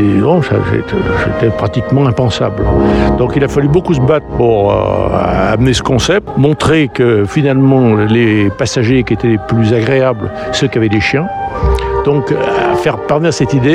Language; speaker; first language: French; native; French